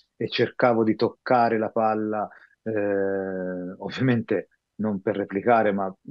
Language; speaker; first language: Italian; native; Italian